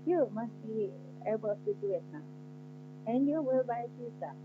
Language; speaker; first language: English; non-native, fluent; Indonesian